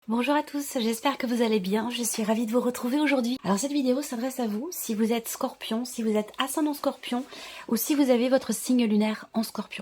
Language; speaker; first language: French; native; French